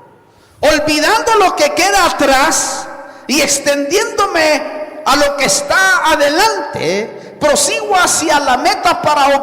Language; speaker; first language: Spanish; native; Spanish